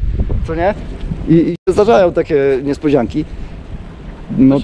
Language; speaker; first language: Polish; native; Polish